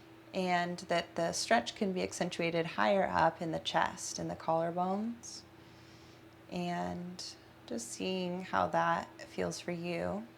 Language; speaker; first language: English; native; English